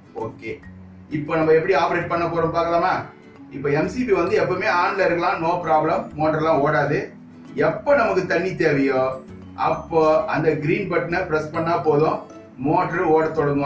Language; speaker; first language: Tamil; native; Tamil